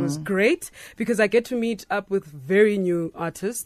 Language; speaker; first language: English; non-native, local second language; Xhosa